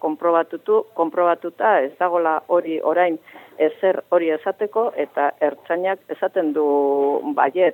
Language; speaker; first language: Basque; native; Basque